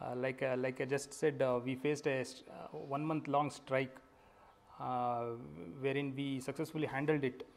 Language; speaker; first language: English; non-native, local second language; Kannada